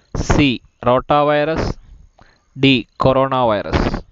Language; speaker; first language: English; non-native, local second language; Malayalam